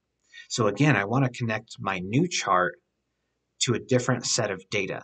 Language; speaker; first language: English; native; English